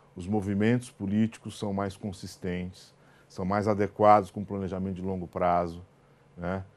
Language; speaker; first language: Portuguese; native; Portuguese